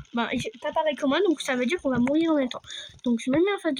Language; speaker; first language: French; native; French